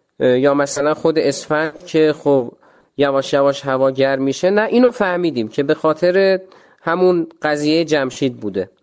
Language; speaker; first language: Persian; native; Persian